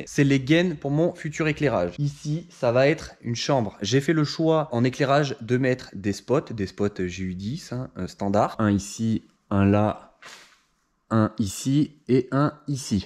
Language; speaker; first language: French; native; French